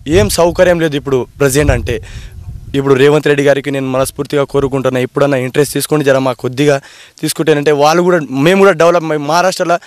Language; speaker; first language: Telugu; non-native, local second language; Lambadi